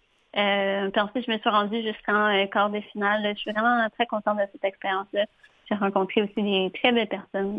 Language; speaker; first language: French; native; French